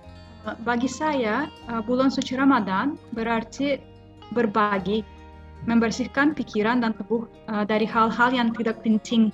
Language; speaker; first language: Indonesian; non-native, fluent; Russian